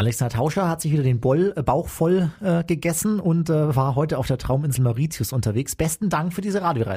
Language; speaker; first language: German; native; German